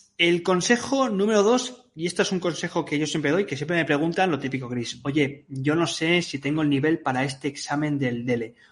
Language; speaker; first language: Spanish; native; Spanish